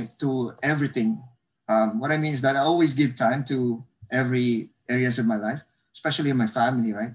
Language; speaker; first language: English; non-native, local second language; Hiligaynon